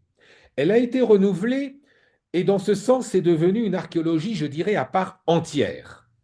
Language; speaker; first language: French; native; French